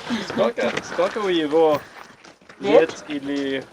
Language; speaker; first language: Russian; non-native, learner; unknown